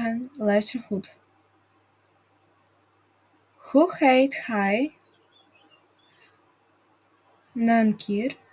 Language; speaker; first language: Dutch; non-native, fluent; Russian